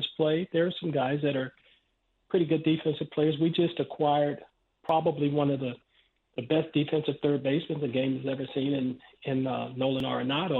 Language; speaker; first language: English; native; English